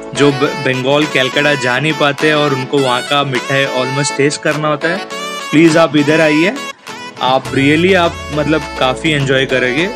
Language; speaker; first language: Hindi; non-native, local second language; Bangla